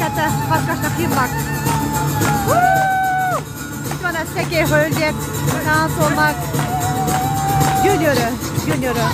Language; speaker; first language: Hungarian; non-native, learner; Kazakh